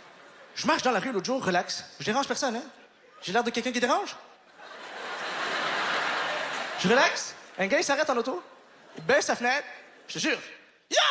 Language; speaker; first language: French; native; French